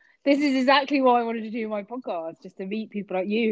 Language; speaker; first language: English; native; English